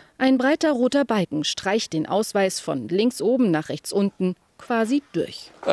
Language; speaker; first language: German; native; German